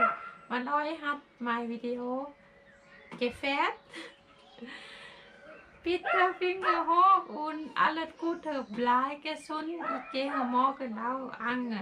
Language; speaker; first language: German; non-native, learner; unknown